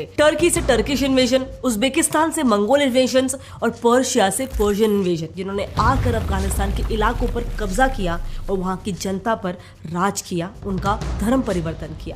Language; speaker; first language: Hindi; native; Hindi